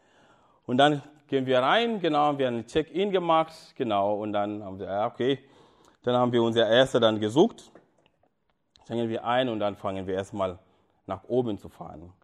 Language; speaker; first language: German; non-native, fluent; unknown